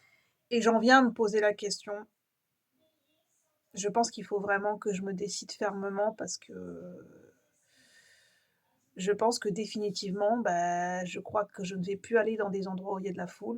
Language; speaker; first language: French; native; French